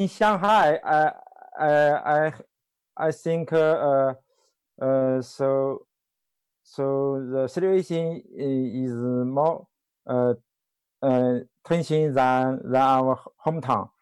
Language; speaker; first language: English; non-native, learner; Chinese